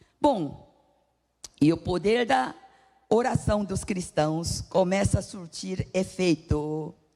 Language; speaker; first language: Portuguese; non-native, fluent; Korean